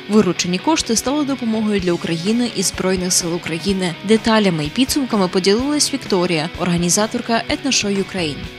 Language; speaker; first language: Ukrainian; native; Ukrainian